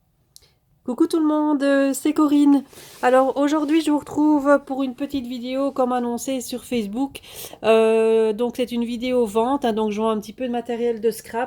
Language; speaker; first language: French; native; French